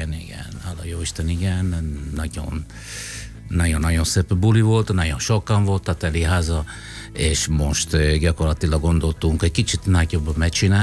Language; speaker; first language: Hungarian; non-native, fluent; Italian